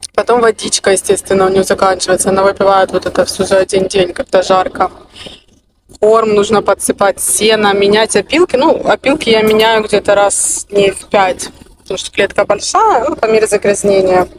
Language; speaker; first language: Russian; native; Russian